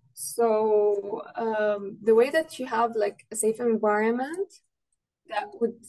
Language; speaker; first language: English; non-native, fluent; Arabic